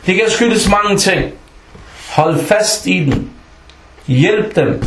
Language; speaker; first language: Danish; non-native, local second language; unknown